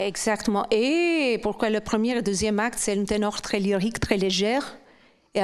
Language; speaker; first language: French; non-native, fluent; Albanian